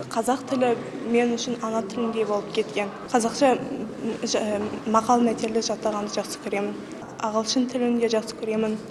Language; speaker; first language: Kazakh; non-native, local second language; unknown